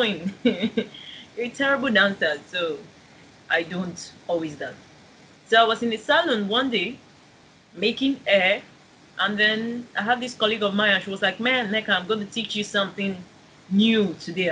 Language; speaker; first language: English; non-native, local second language; Igbo